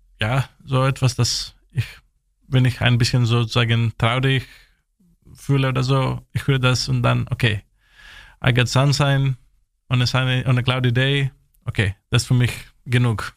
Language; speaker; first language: German; non-native, learner; Greek